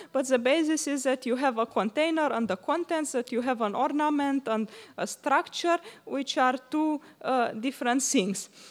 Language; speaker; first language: English; non-native, fluent; Romanian